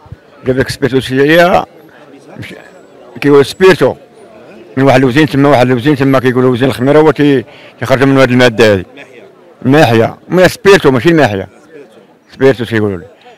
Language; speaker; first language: Arabic; native; Arabic